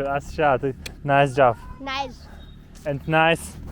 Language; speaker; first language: English; non-native, learner; Polish